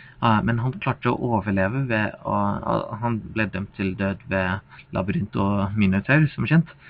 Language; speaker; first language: Norwegian; non-native, fluent; English